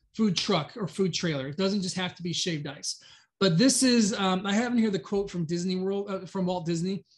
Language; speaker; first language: English; native; English